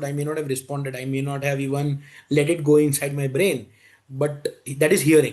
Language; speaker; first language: English; non-native, local second language; Hindi